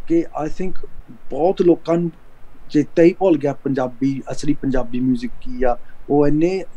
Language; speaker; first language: Punjabi; early bilingual, heritage; Punjabi